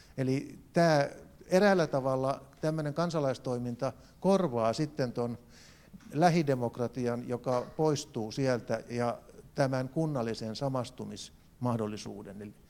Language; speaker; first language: Finnish; native; Finnish